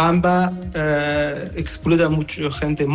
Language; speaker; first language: Spanish; non-native, learner; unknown